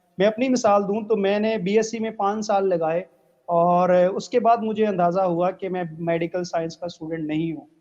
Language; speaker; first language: Urdu; non-native, local second language; Punjabi